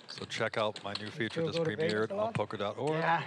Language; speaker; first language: English; native; English